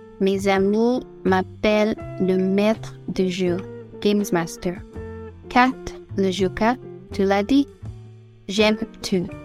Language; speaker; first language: French; non-native, fluent; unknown